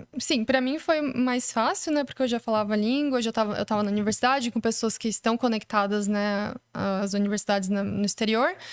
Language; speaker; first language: Portuguese; native; Portuguese